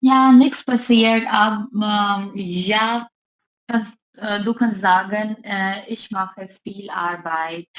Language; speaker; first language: German; non-native, learner; Urdu